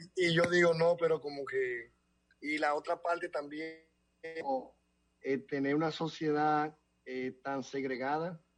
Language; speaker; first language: Spanish; native; Spanish